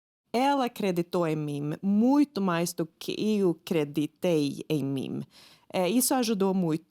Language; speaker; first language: Portuguese; non-native, fluent; Swedish